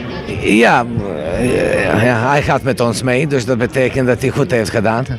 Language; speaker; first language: Dutch; non-native, fluent; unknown